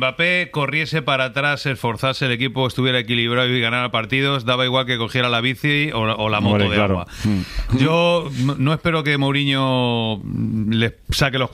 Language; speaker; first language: Spanish; native; Spanish